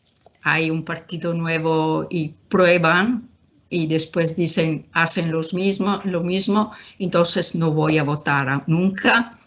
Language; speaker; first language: Spanish; non-native, fluent; Italian